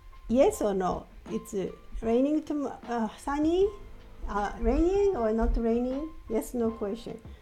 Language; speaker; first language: English; non-native, fluent; Japanese